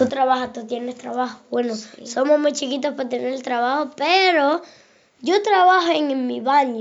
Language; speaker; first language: Spanish; early bilingual, other home language; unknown